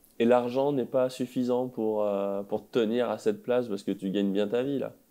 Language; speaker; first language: French; native; French